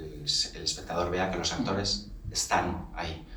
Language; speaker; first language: Spanish; native; Spanish